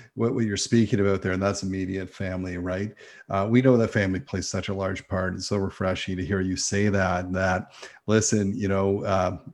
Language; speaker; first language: English; native; English